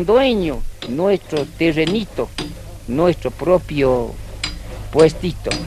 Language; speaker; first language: Spanish; non-native, local second language; Quechua